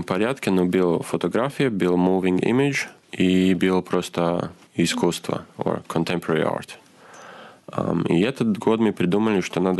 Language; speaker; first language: Russian; non-native, fluent; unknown